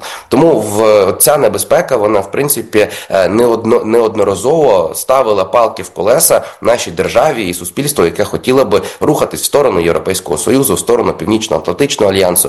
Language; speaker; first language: Ukrainian; native; Ukrainian